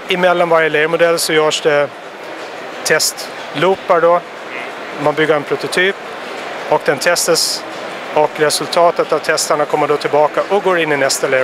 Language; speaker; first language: Swedish; native; Swedish